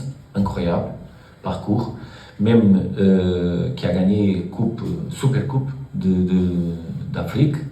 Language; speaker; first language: French; non-native, learner; Portuguese